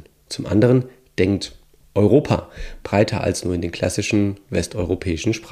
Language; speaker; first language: German; native; German